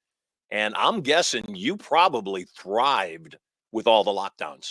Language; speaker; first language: English; native; English